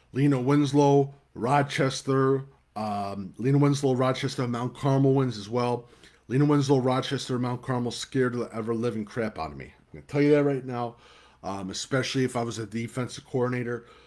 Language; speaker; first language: English; native; English